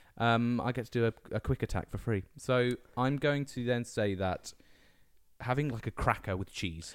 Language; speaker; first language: English; native; English